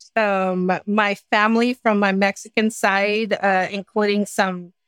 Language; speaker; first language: English; native; English